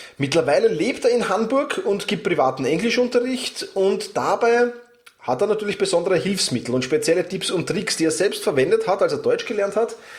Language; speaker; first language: German; native; German